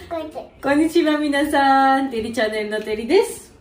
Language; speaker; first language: Japanese; non-native, learner; Georgian